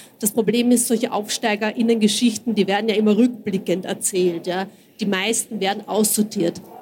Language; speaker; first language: German; early bilingual, other home language; Bosnian